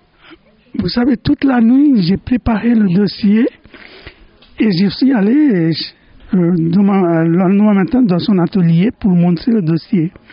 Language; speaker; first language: French; non-native, fluent; Bangla